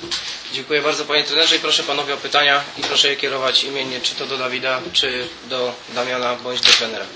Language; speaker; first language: Polish; native; Polish